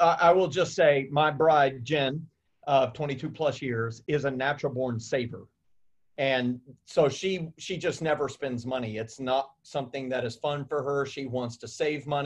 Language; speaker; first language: English; native; English